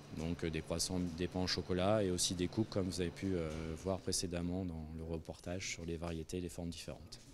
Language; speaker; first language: French; native; French